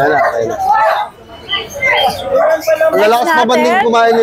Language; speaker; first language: Filipino; native; Filipino